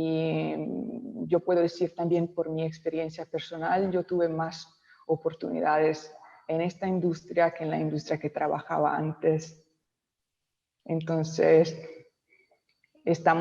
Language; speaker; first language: Spanish; non-native, local second language; Italian